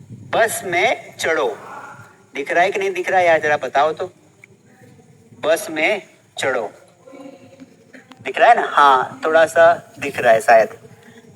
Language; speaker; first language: Hindi; native; Hindi